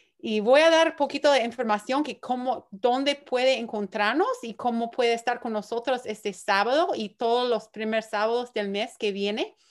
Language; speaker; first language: Spanish; early bilingual, heritage; Spanish